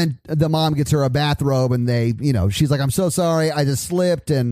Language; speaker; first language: English; native; English